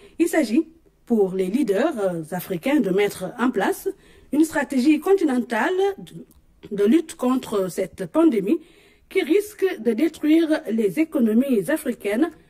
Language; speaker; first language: French; non-native, local second language; Wolof